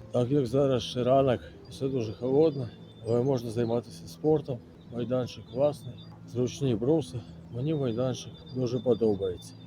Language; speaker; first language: Ukrainian; native; Ukrainian